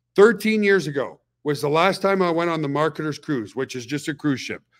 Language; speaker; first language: English; native; English